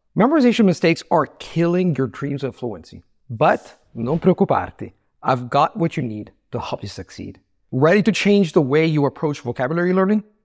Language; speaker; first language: English; non-native, fluent; Italian